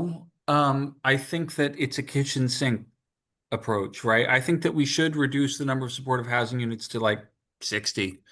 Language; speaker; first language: English; native; English